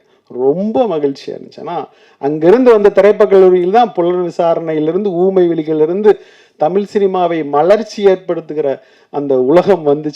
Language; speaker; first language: Tamil; native; Tamil